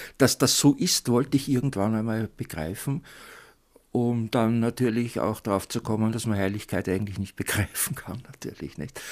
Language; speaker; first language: German; native; German